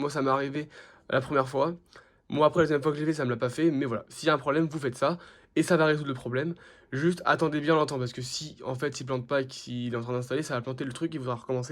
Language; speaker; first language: French; native; French